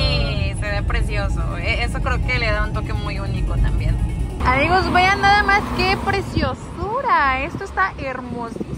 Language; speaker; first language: Spanish; native; Spanish